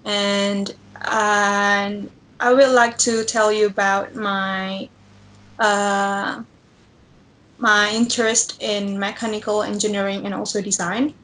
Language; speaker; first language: English; non-native, learner; Indonesian